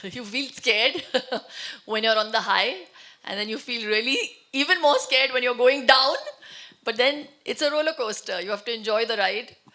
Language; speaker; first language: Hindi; non-native, local second language; Tulu